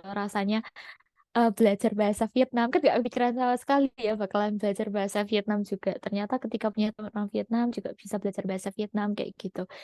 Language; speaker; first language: Indonesian; native; Indonesian